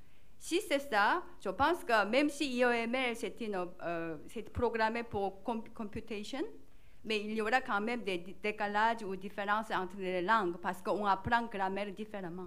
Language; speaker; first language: French; non-native, learner; Korean